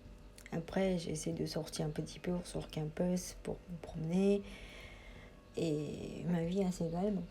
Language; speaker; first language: French; non-native, fluent; Japanese